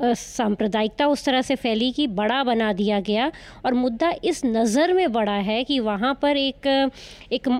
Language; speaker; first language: Hindi; native; Hindi